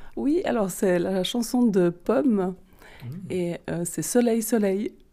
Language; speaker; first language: French; native; French